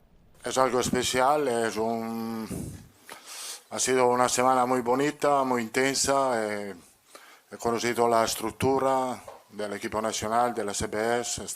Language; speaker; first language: Spanish; non-native, fluent; Italian